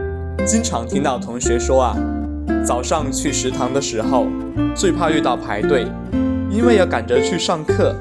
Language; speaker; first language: Chinese; native; Chinese